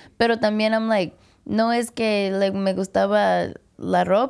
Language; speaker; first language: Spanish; early bilingual, heritage; English